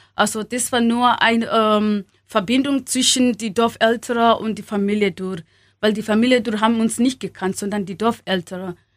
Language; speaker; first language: German; non-native, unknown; Swahili